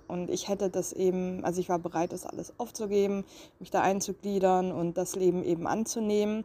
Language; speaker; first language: German; native; German